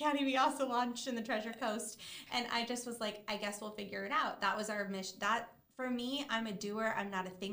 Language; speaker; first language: English; native; English